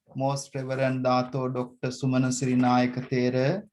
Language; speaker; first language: English; non-native, local second language; Sinhala